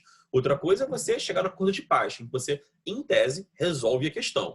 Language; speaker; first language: Portuguese; native; Portuguese